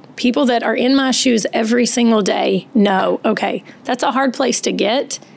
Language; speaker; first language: English; native; English